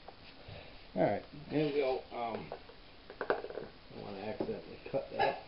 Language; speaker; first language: English; native; English